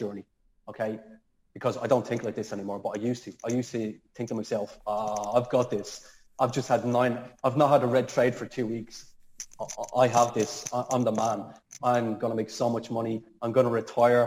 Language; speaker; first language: English; native; English